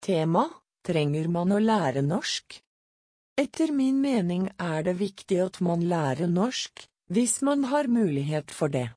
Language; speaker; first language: Norwegian; non-native, fluent; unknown